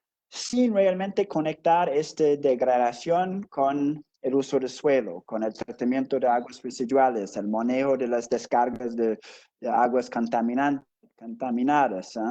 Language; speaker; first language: Spanish; non-native, fluent; English